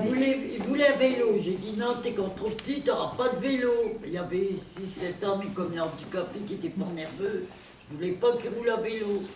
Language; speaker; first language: French; native; French